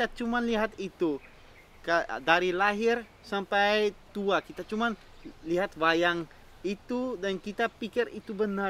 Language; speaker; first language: Indonesian; non-native, fluent; Dutch